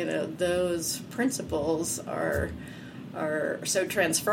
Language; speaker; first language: English; native; English